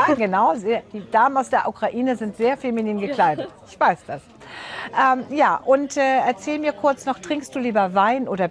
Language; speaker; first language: German; native; German